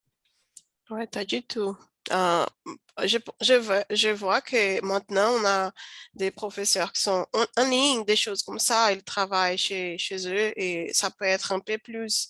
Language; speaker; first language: French; non-native, learner; Portuguese